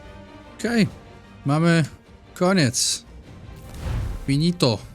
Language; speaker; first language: Polish; native; Polish